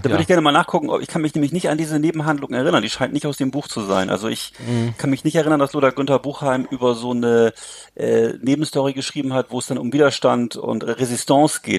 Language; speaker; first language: German; native; German